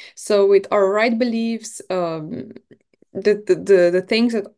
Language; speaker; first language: English; non-native, fluent; Slovenian